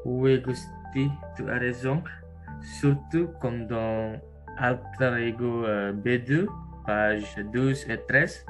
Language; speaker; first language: French; non-native, learner; Indonesian